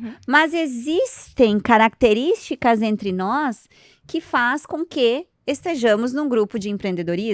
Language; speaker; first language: Portuguese; native; Portuguese